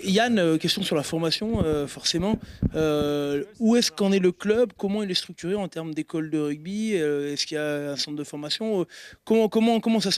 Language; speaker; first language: French; native; French